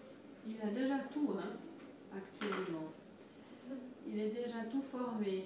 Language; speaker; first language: French; native; French